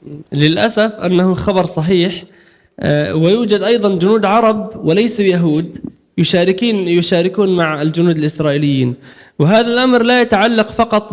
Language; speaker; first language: Arabic; native; Arabic